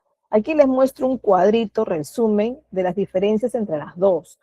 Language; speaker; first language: Spanish; native; Spanish